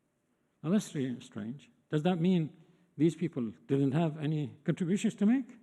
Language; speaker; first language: English; non-native, fluent; Arabic